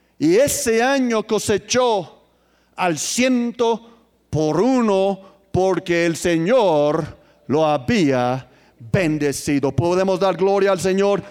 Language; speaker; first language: Spanish; non-native, fluent; English